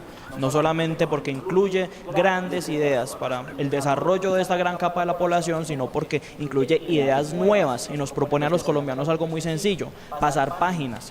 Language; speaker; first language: Spanish; native; Spanish